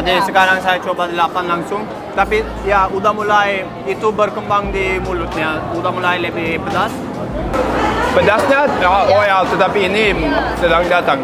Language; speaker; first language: Indonesian; non-native, fluent; Norwegian